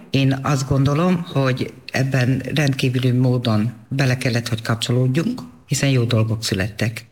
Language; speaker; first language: Hungarian; native; Hungarian